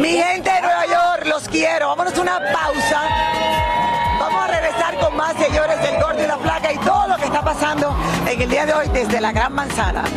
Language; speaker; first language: Spanish; native; Spanish